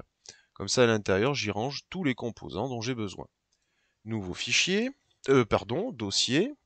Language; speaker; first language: French; native; French